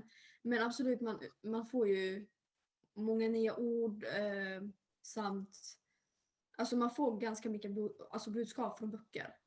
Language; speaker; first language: Swedish; early bilingual, other home language; Serbian